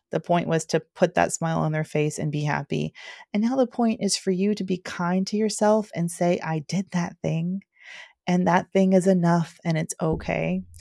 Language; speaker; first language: English; native; English